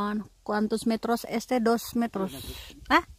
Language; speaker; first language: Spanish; non-native, learner; Indonesian